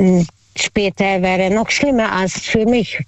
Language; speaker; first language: German; non-native, learner; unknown